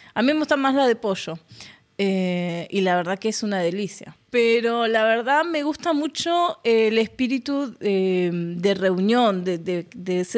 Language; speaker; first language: Spanish; native; Spanish